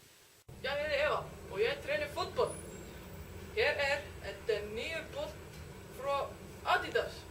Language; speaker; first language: Danish; non-native, learner; Icelandic